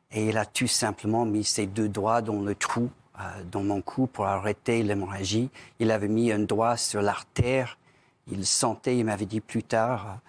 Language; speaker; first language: French; non-native, fluent; English